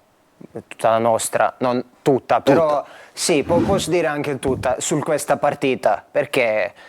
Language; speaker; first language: Italian; non-native, fluent; Croatian